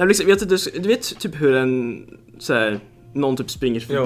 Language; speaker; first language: Swedish; early bilingual, other home language; Lithuanian